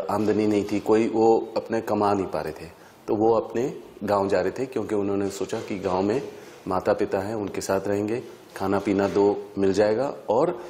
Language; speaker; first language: Hindi; native; Hindi